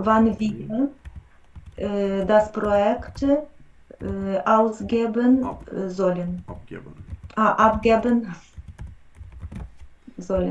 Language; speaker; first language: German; non-native, learner; Ukrainian